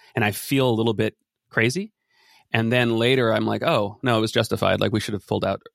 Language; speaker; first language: English; native; English